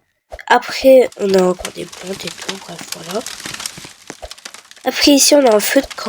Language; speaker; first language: French; native; French